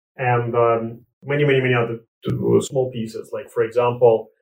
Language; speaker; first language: English; non-native, fluent; Latvian